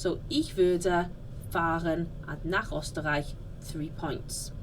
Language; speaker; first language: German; non-native, fluent; English